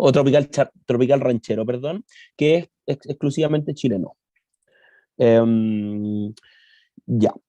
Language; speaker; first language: Spanish; native; Spanish